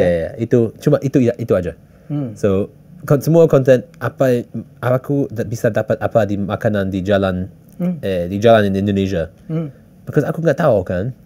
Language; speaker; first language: Indonesian; early bilingual, heritage; English